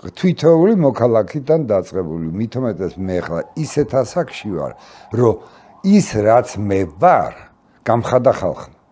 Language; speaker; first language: Georgian; native; Georgian